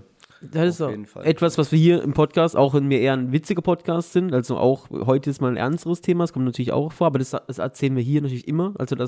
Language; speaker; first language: German; native; German